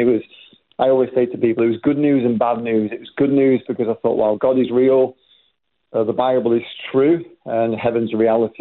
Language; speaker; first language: English; native; English